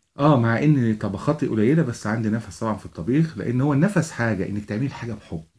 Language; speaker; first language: Arabic; native; Arabic